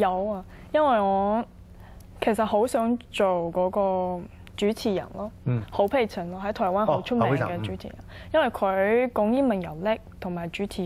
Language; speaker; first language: Cantonese; non-native, fluent; Chinese